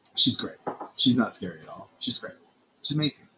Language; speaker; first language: English; native; English